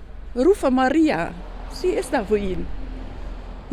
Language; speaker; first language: German; non-native, learner; Dutch